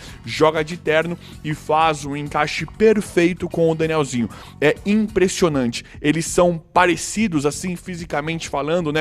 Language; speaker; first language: Portuguese; native; Portuguese